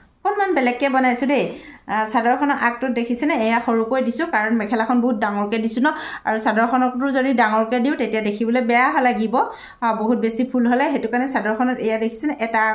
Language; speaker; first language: Assamese; non-native, local second language; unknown